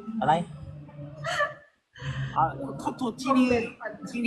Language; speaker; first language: Thai; non-native, learner; Korean